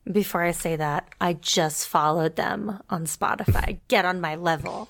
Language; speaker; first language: English; native; English